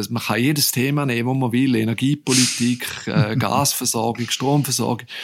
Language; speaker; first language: German; native; German